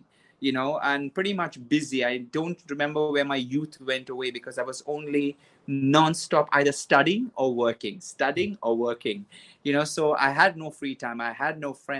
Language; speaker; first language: English; non-native, local second language; Konkani